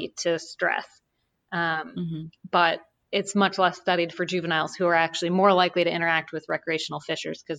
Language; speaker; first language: English; native; English